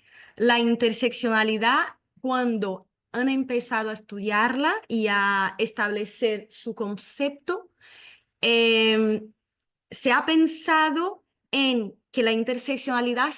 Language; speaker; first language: Spanish; non-native, fluent; Portuguese